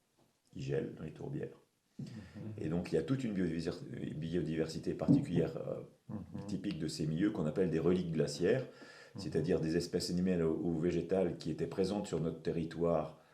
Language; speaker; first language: French; native; French